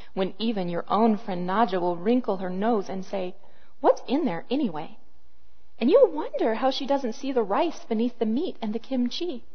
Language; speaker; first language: English; native; English